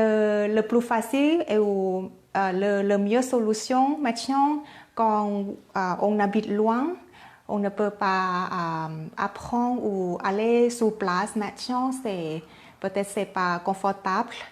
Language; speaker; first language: French; non-native, learner; Thai